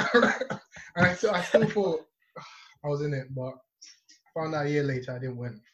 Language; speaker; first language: English; non-native, local second language; Yoruba